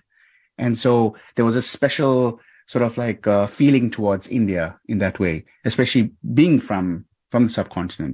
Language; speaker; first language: English; native; English